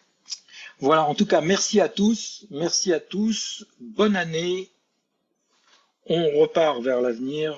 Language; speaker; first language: French; native; French